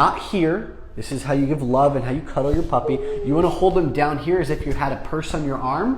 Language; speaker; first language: English; native; English